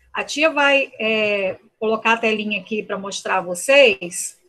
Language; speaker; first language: Portuguese; native; Portuguese